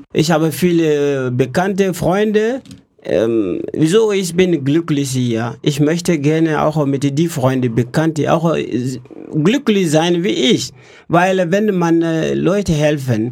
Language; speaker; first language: German; non-native, learner; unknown